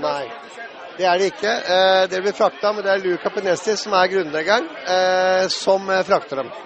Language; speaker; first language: Norwegian; native; Norwegian